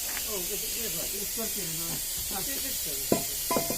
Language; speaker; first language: Italian; non-native, learner; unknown